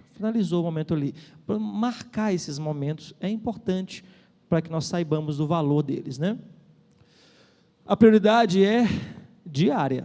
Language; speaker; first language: Portuguese; native; Portuguese